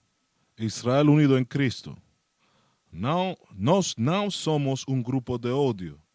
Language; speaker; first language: Portuguese; non-native, learner; Spanish